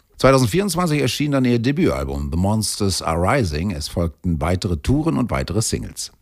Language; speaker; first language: German; native; German